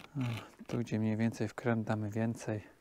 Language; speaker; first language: Polish; native; Polish